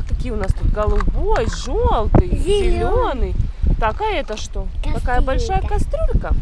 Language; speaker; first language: Russian; native; Russian